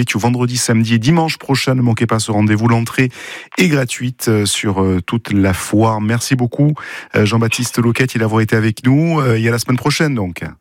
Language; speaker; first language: French; native; French